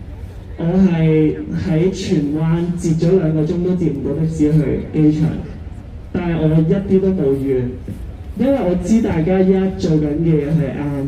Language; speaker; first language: Cantonese; native; Cantonese